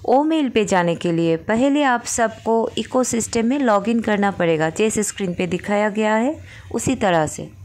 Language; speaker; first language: Hindi; non-native, local second language; Bangla